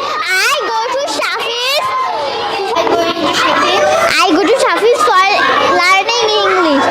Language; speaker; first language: English; non-native, learner; Bangla